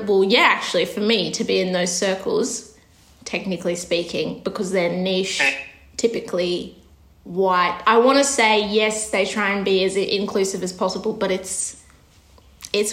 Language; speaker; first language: English; native; English